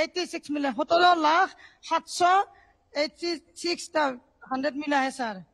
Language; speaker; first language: Hindi; non-native, local second language; Assamese